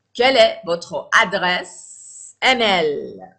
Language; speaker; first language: French; non-native, fluent; Persian